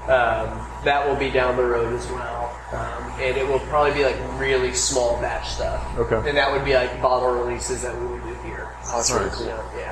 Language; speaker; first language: English; native; English